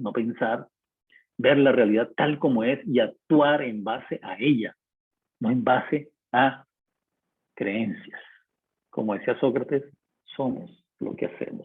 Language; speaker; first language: Spanish; native; Spanish